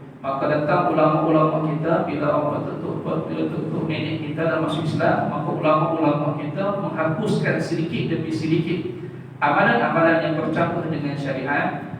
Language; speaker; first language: Malay; native; Malay